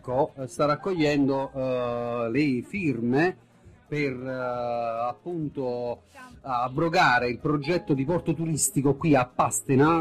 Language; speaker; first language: Italian; native; Italian